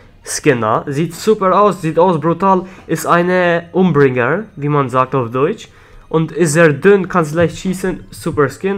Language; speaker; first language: German; non-native, learner; Albanian